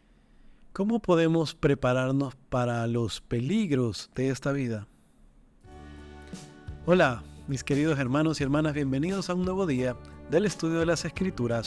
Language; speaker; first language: Spanish; native; Spanish